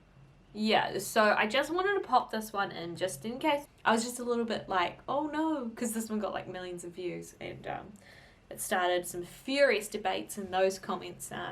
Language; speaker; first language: English; native; English